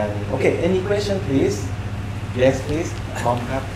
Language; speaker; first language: English; non-native, fluent; Thai